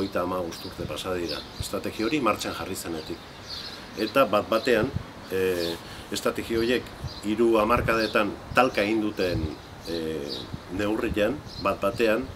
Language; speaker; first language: Basque; native; Basque